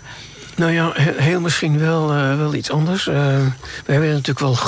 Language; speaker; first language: Dutch; native; Dutch